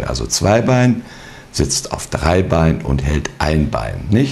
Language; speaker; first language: German; native; German